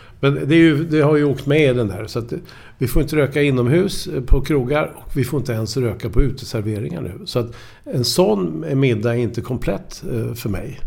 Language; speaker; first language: Swedish; native; Swedish